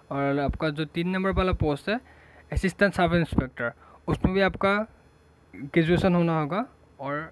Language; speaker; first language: Hindi; non-native, local second language; Assamese